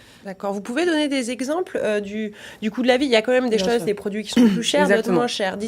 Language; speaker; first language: French; native; French